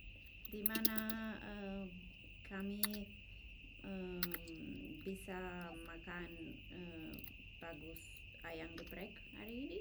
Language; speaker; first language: Indonesian; non-native, learner; English